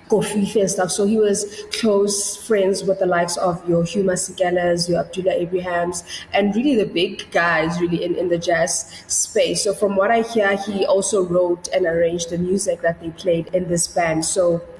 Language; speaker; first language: English; non-native, local second language; Tswana